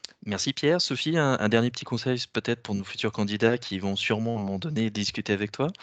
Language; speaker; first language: French; native; French